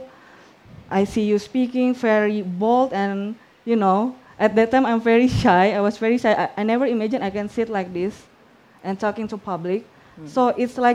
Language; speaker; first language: English; non-native, fluent; Indonesian